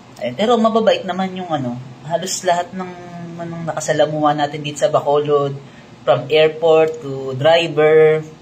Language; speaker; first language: Filipino; native; Filipino